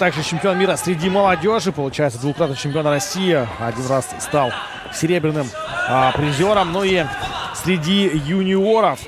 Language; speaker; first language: Russian; native; Russian